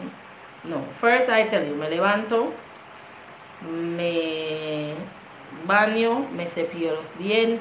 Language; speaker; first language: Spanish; non-native, fluent; English